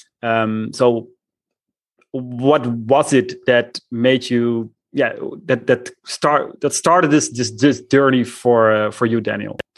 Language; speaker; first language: English; non-native, fluent; Dutch